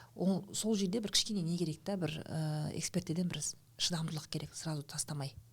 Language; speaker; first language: Kazakh; native; Kazakh